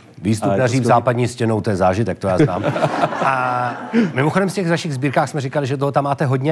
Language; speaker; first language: Czech; native; Czech